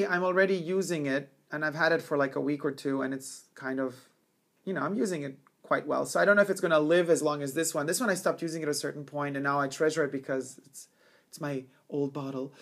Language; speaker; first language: English; native; English